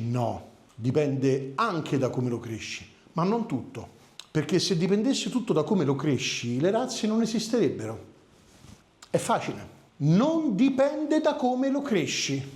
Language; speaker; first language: Italian; native; Italian